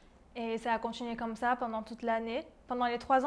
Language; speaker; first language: French; native; French